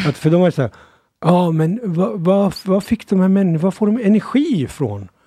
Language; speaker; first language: Swedish; early bilingual, other home language; Punjabi